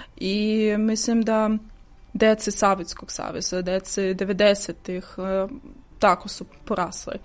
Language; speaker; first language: Serbian; non-native, fluent; Russian